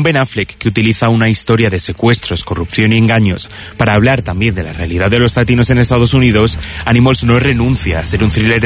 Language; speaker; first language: Spanish; native; Spanish